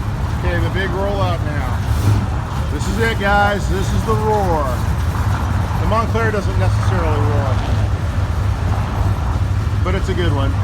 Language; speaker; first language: English; native; English